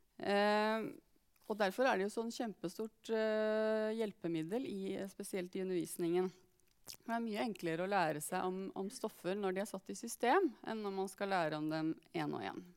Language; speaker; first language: Norwegian; native; Norwegian